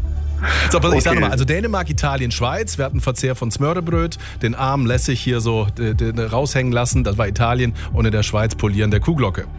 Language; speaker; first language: German; native; German